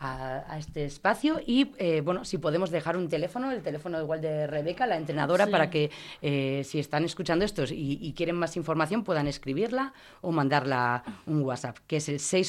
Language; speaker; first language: Spanish; native; Spanish